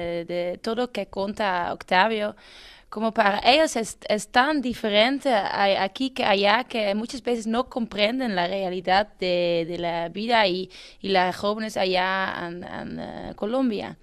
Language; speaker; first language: Spanish; non-native, learner; Dutch